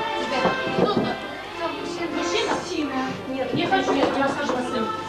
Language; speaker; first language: Russian; non-native, local second language; Tatar